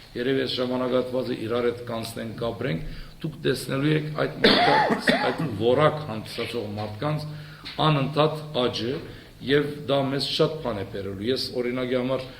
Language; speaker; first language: Armenian; early bilingual, heritage; Armenian